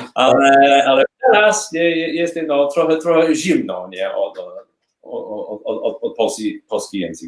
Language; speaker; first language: Polish; non-native, learner; English